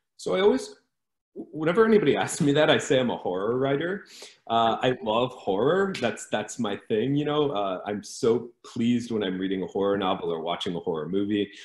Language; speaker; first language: English; native; English